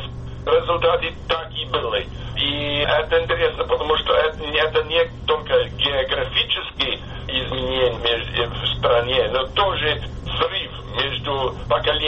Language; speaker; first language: Russian; non-native, fluent; English